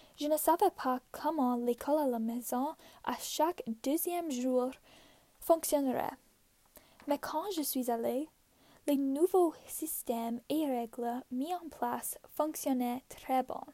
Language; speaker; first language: French; non-native, local second language; English